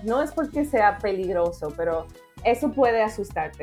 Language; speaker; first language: Spanish; native; Spanish